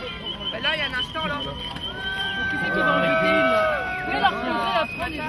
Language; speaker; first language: French; native; French